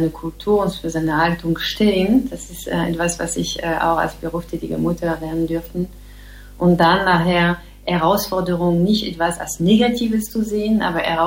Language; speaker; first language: German; non-native, fluent; French